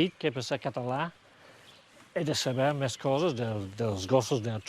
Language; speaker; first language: Catalan; non-native, learner; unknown